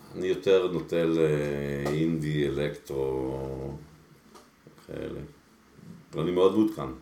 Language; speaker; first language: Hebrew; early bilingual, other home language; Spanish